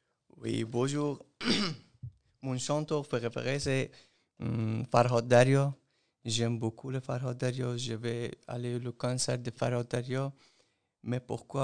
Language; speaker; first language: French; non-native, learner; Persian